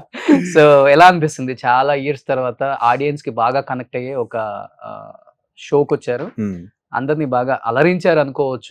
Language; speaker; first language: Telugu; native; Telugu